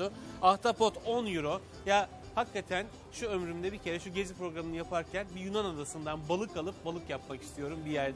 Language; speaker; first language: Turkish; native; Turkish